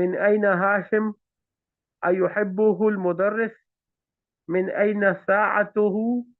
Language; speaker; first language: Arabic; non-native, fluent; Urdu